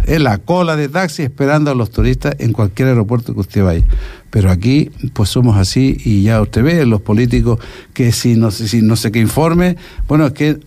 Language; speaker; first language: Spanish; native; Spanish